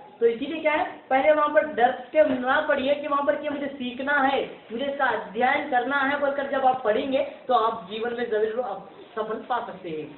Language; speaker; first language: Hindi; non-native, local second language; Urdu